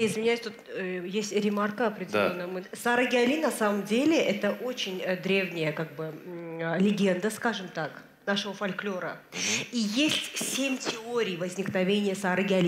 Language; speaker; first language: Russian; non-native, fluent; Azerbaijani